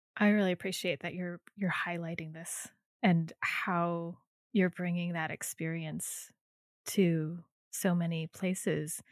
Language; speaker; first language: English; native; English